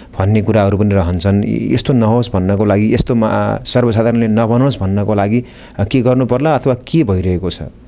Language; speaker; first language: Nepali; native; Nepali